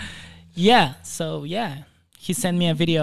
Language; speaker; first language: English; non-native, fluent; Spanish